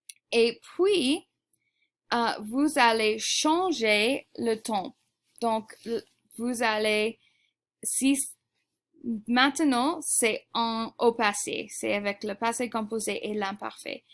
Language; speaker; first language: French; non-native, fluent; English